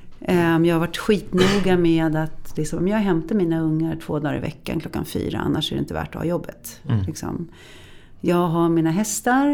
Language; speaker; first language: Swedish; native; Swedish